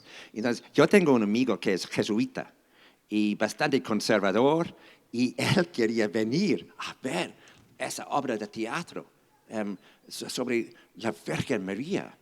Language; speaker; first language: Spanish; non-native, fluent; English